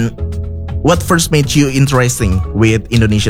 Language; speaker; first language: English; non-native, fluent; Indonesian